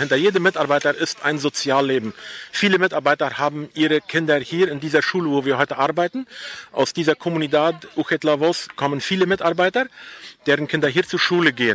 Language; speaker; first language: German; non-native, local second language; Plautdietsch